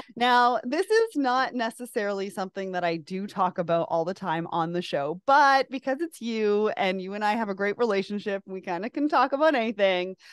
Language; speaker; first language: English; native; English